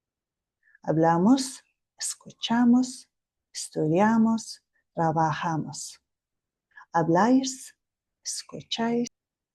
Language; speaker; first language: Spanish; non-native, fluent; Mongolian